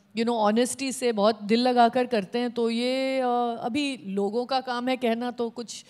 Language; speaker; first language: Hindi; non-native, local second language; Telugu